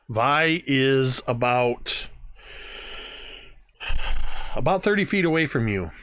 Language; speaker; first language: English; native; English